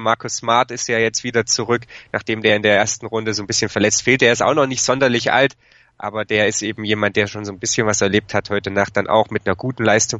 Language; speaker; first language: German; native; German